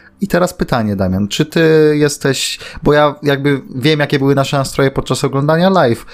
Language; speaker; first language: Polish; native; Polish